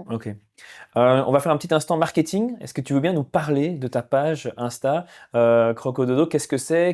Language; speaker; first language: French; native; French